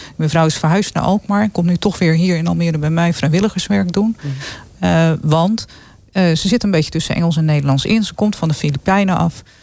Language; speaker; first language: Dutch; native; Dutch